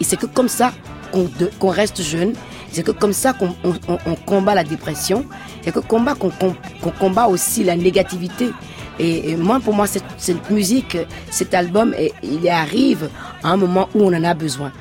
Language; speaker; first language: French; non-native, local second language; Fon